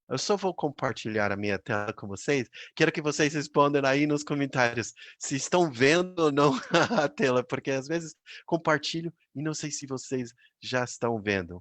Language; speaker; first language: Portuguese; non-native, fluent; English